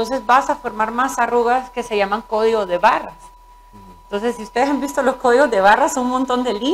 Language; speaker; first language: Spanish; native; Spanish